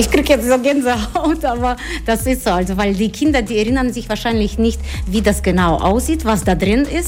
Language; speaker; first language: German; non-native, fluent; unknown